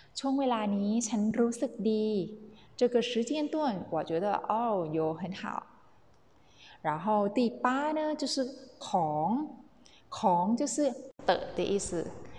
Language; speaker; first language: Chinese; non-native, fluent; Thai